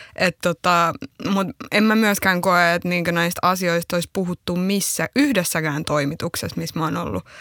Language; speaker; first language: Finnish; early bilingual, other home language; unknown